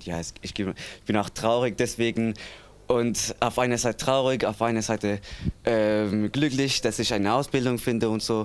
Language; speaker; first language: German; non-native, learner; Persian